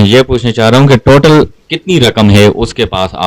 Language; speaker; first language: Urdu; native; Urdu